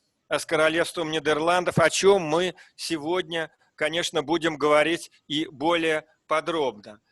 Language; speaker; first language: Russian; native; Russian